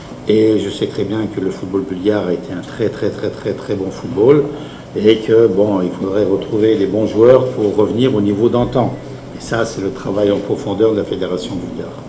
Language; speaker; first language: French; native; French